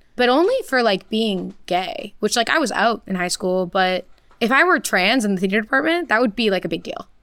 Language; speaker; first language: English; early bilingual, other home language; Portuguese